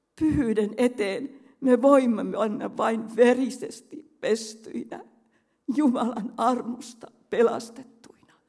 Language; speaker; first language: Finnish; native; Finnish